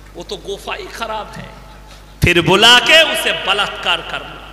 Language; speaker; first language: Hindi; non-native, local second language; Bangla